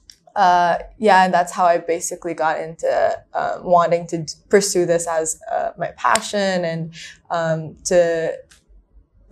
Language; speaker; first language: English; non-native, local second language; Filipino